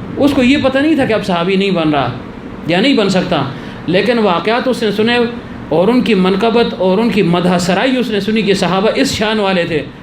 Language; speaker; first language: Urdu; non-native, local second language; Pashto